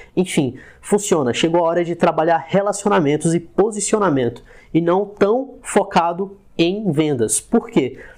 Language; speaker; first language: Portuguese; native; Portuguese